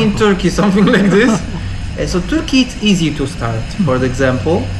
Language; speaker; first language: English; non-native, learner; Polish